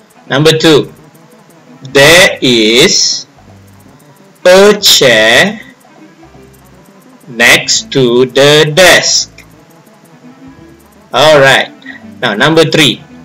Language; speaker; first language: English; non-native, local second language; Malay